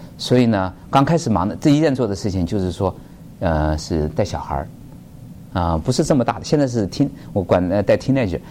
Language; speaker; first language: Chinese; native; Chinese